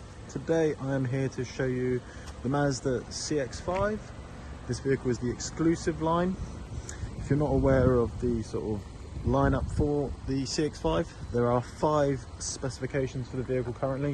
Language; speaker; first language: English; native; English